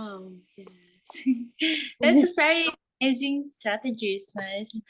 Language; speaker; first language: English; non-native, learner; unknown